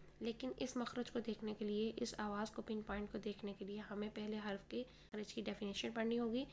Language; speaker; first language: Urdu; native; Urdu